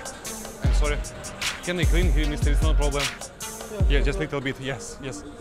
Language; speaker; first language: English; non-native, learner; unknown